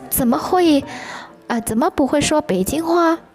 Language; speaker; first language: Chinese; non-native, fluent; Indonesian